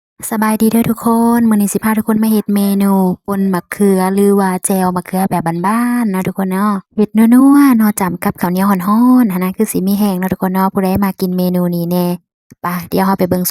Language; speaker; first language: Thai; non-native, local second language; Lao